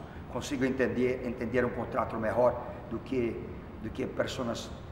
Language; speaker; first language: Spanish; non-native, fluent; Portuguese